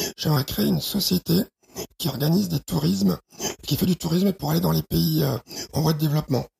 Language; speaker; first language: French; early bilingual, other home language; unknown